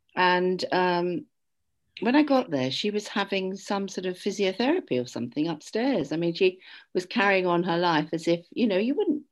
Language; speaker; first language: English; native; English